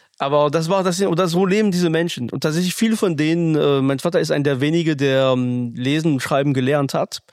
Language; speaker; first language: German; non-native, fluent; French